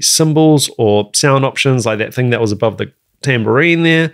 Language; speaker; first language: English; native; English